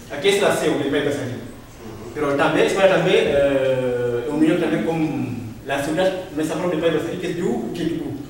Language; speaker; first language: Catalan; non-native, learner; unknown